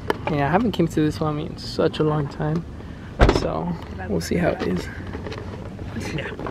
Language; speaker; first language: English; early bilingual, other home language; Spanish